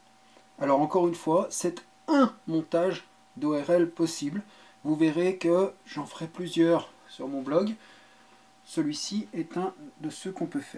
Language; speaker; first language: French; native; French